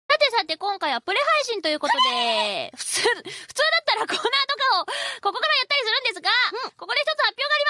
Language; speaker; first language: Japanese; native; Japanese